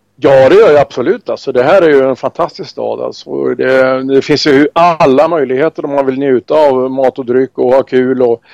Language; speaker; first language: Swedish; native; Swedish